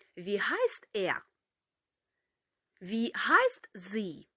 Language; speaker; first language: German; non-native, fluent; Ukrainian